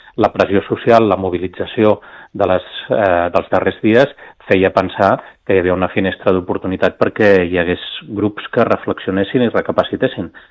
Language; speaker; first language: Catalan; native; Catalan